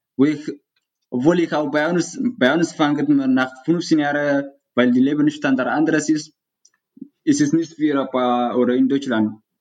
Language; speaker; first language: German; non-native, learner; Tigrinya